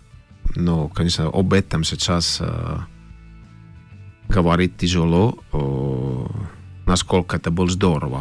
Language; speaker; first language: Russian; non-native, fluent; Finnish